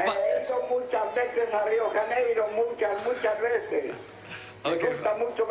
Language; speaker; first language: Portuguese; non-native, learner; Spanish